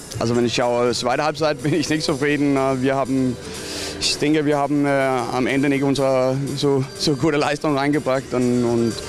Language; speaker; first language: German; non-native, fluent; Danish